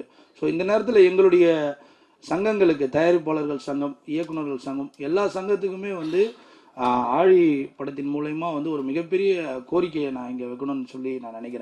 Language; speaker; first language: Tamil; native; Tamil